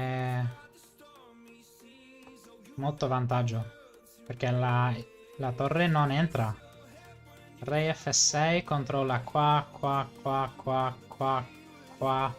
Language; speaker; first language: Italian; non-native, fluent; English